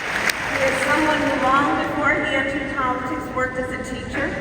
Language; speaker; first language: English; native; English